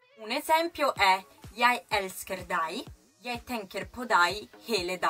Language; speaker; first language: Norwegian; non-native, fluent; Italian